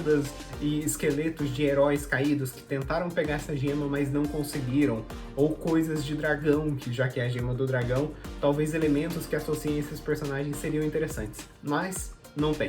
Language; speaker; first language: Portuguese; native; Portuguese